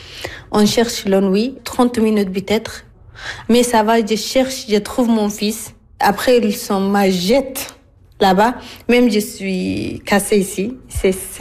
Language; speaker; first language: French; non-native, learner; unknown